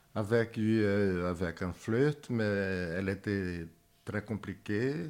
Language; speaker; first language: French; non-native, fluent; Portuguese